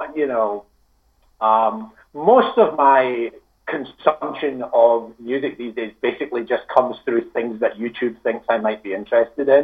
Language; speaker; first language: English; native; English